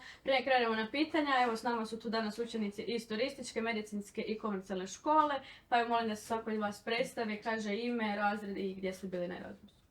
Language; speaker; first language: Croatian; native; Croatian